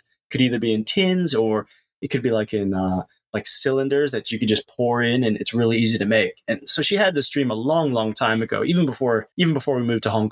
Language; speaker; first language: English; native; English